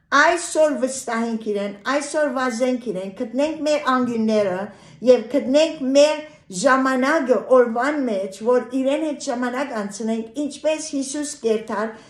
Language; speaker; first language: Armenian; early bilingual, heritage; Armenian